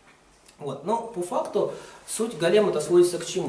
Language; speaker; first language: Russian; native; Russian